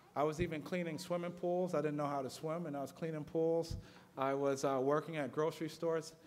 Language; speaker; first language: English; native; English